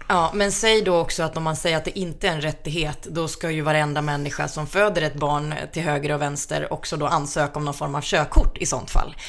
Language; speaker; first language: Swedish; early bilingual, other home language; Finnish